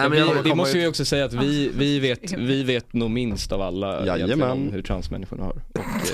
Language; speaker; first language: Swedish; native; Swedish